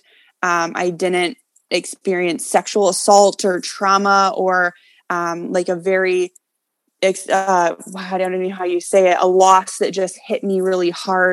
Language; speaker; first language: English; native; English